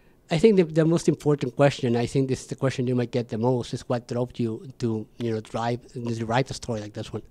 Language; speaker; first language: English; non-native, fluent; Spanish